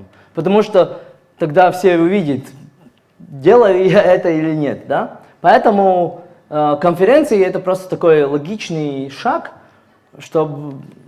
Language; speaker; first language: Russian; non-native, fluent; Latvian